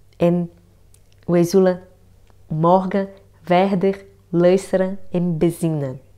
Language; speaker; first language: Dutch; non-native, fluent; Portuguese